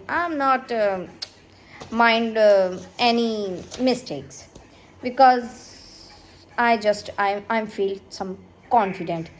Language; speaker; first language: English; non-native, learner; Hindi